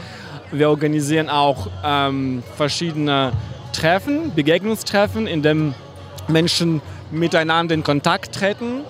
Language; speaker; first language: German; non-native, fluent; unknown